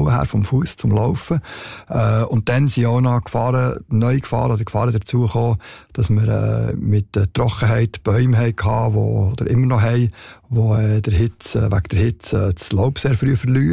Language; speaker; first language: German; native; German